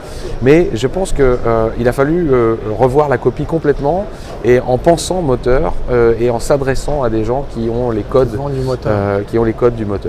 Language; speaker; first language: French; native; French